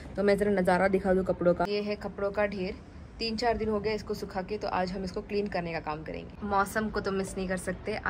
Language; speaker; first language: Hindi; non-native, local second language; Tulu